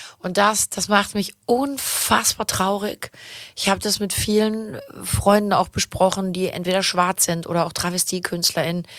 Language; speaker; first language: German; native; German